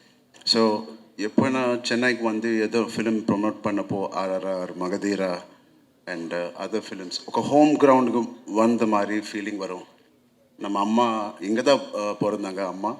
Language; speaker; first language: Tamil; non-native, local second language; Telugu